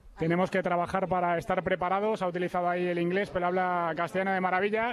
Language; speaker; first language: Spanish; native; Spanish